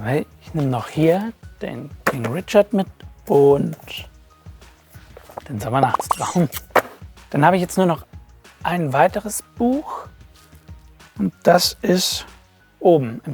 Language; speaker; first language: German; native; German